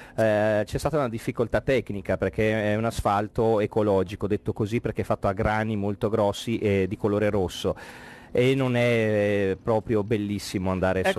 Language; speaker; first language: Italian; native; Italian